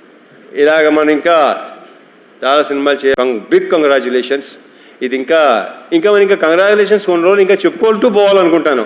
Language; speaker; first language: Telugu; native; Telugu